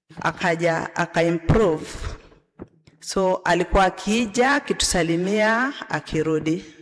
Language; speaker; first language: Swahili; non-native, local second language; Gusii